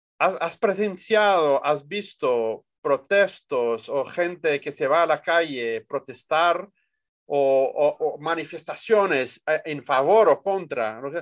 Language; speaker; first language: Spanish; non-native, fluent; Portuguese